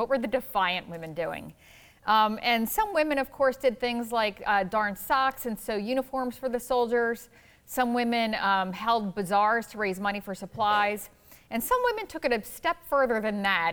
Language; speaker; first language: English; native; English